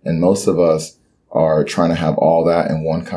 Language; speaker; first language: English; early bilingual, other home language; Haitian Creole